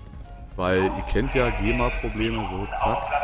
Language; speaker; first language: German; native; German